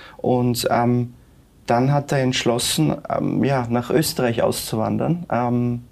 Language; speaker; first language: German; early bilingual, other home language; Turkish